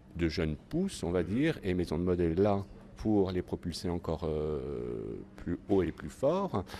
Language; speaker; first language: French; native; French